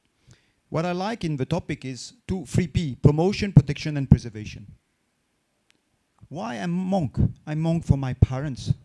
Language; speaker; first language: English; non-native, fluent; French